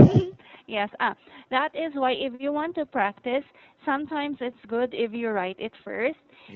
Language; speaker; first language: English; non-native, fluent; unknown